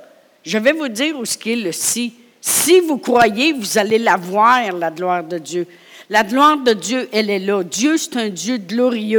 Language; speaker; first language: French; native; French